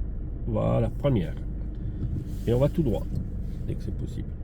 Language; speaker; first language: French; native; French